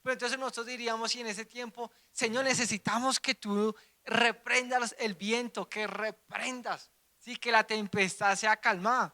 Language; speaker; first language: Spanish; native; Spanish